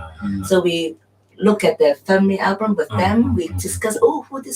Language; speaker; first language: English; non-native, local second language; Cantonese